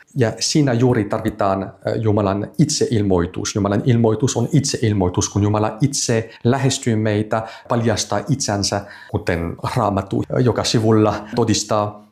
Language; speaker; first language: Finnish; non-native, fluent; French